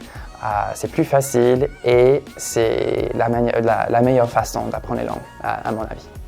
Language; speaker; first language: French; non-native, fluent; English